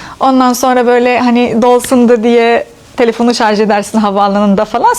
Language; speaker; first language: Turkish; non-native, fluent; Arabic